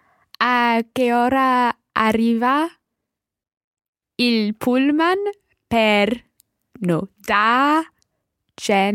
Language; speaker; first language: Italian; non-native, learner; English